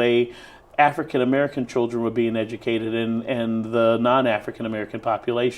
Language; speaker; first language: English; native; English